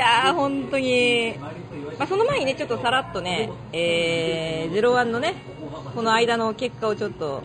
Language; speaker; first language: Japanese; native; Japanese